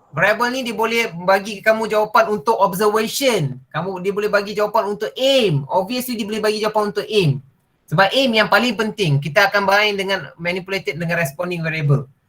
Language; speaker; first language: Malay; non-native, local second language; Tamil